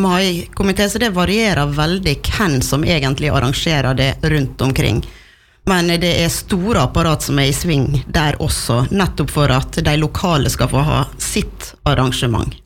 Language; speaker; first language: Norwegian; native; Norwegian